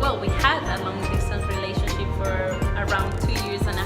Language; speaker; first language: English; non-native, fluent; Spanish